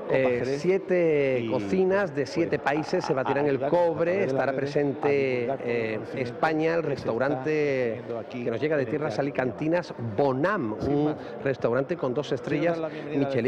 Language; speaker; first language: Spanish; native; Spanish